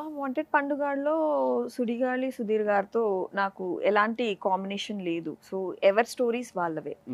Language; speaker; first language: Telugu; native; Telugu